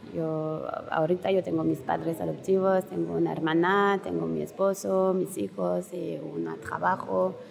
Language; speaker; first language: Spanish; non-native, learner; French